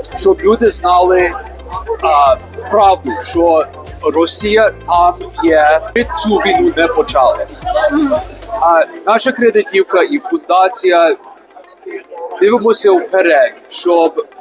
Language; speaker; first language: Ukrainian; early bilingual, heritage; Ukrainian